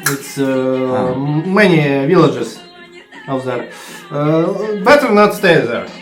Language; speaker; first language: English; non-native, learner; Russian